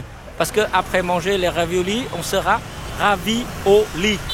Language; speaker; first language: French; non-native, fluent; Vietnamese